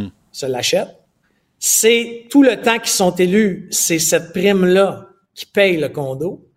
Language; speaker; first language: French; native; French